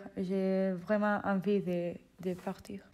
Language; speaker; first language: French; non-native, fluent; Spanish